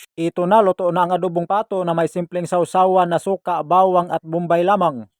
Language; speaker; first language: Filipino; non-native, local second language; Cebuano